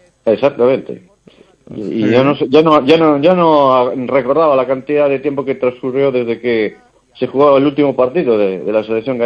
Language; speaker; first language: Spanish; native; Spanish